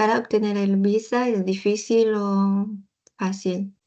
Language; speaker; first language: Spanish; non-native, learner; French